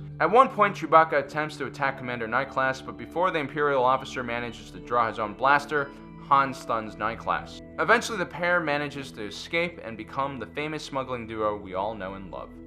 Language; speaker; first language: English; native; English